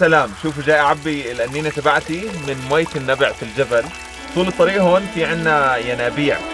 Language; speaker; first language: Arabic; native; Arabic